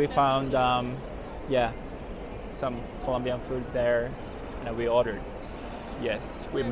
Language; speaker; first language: English; non-native, fluent; Japanese